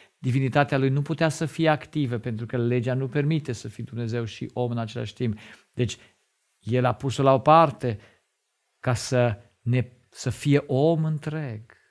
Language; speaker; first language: Romanian; non-native, fluent; German